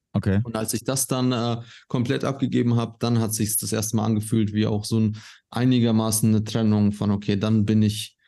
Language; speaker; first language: German; native; German